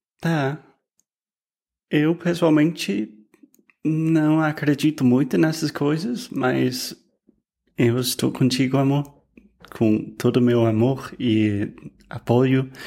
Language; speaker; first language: Portuguese; non-native, fluent; English